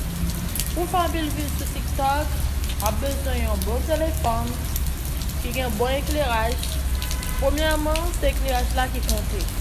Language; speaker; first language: French; non-native, learner; Haitian Creole